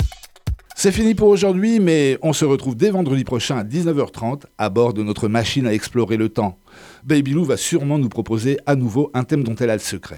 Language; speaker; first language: French; native; French